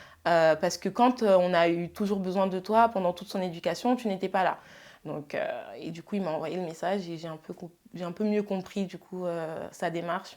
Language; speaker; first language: French; early bilingual, other home language; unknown